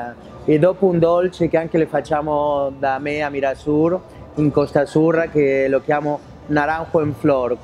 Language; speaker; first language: Italian; non-native, fluent; Spanish